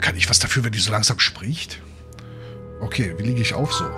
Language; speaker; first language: German; native; German